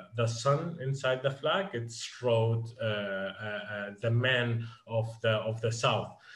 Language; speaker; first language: English; non-native, fluent; Arabic